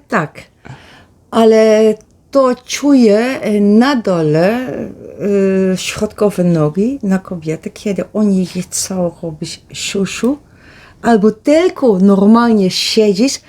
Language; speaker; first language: Polish; early bilingual, heritage; Polish